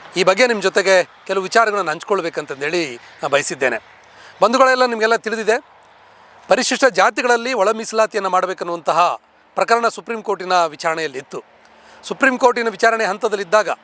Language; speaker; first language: Kannada; non-native, local second language; Lambadi